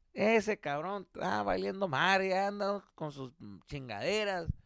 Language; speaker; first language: Spanish; early bilingual, other home language; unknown